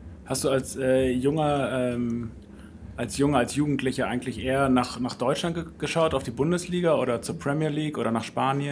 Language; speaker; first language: German; native; German